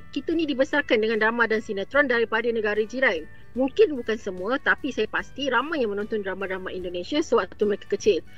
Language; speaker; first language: Malay; native; Malay